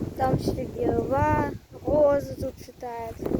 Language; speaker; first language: Russian; early bilingual, heritage; Russian